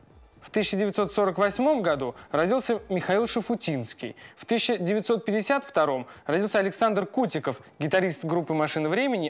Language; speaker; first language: Russian; native; Russian